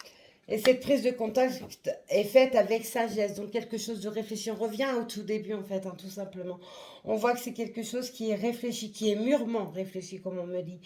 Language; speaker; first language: French; native; French